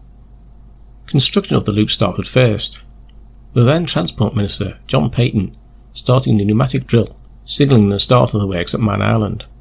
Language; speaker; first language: English; native; English